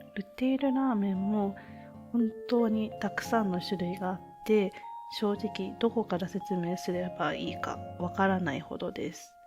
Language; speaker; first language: Japanese; native; Japanese